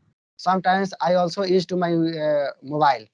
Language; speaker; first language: English; non-native, learner; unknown